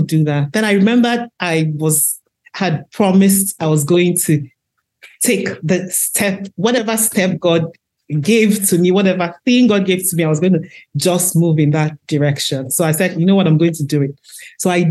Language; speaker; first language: English; non-native, local second language; Igbo